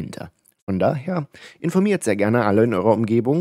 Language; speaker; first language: German; native; German